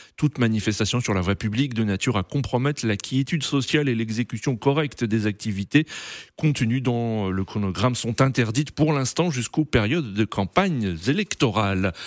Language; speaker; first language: French; native; French